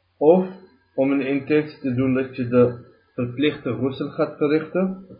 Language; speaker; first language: Dutch; early bilingual, other home language; Arabic